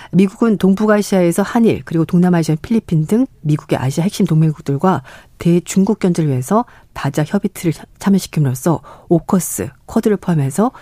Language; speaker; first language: Korean; native; Korean